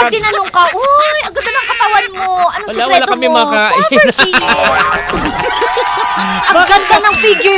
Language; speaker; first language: Filipino; native; Filipino